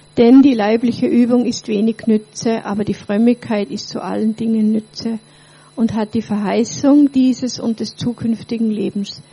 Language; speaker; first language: German; native; German